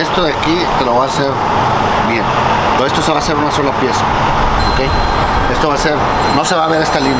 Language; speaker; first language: Spanish; native; Spanish